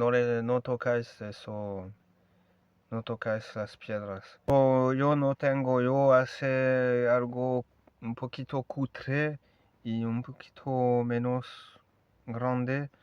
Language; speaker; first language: Spanish; non-native, learner; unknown